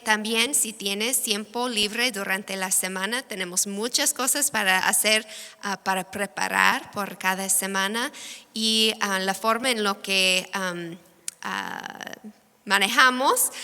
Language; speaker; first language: Spanish; non-native, fluent; English